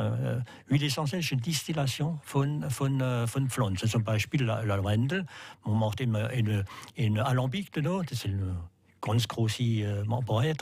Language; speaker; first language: German; non-native, learner; French